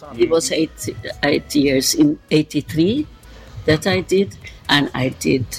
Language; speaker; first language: English; non-native, learner; Norwegian